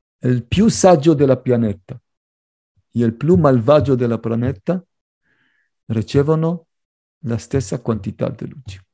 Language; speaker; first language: Italian; non-native, fluent; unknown